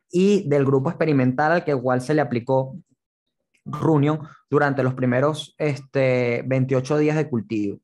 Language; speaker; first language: Spanish; native; Spanish